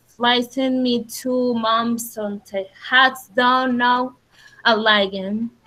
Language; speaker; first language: English; non-native, learner; Spanish